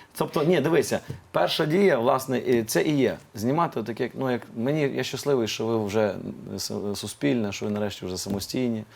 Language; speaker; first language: Ukrainian; native; Ukrainian